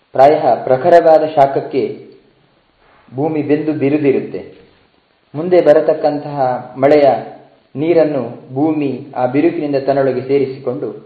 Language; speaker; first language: Kannada; non-native, local second language; Tulu